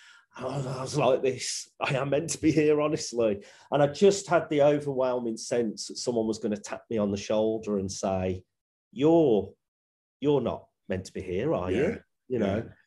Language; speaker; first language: English; native; English